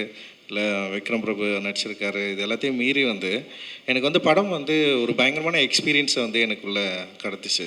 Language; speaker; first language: Tamil; native; Tamil